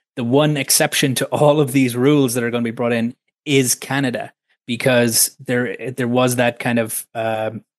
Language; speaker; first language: English; native; English